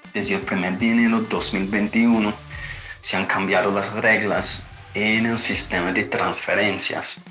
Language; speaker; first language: Spanish; non-native, fluent; English